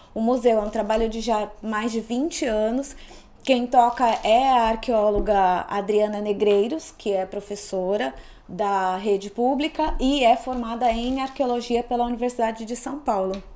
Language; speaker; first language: Portuguese; native; Portuguese